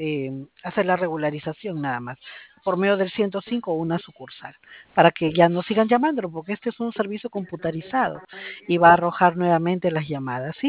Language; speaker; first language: Spanish; native; Spanish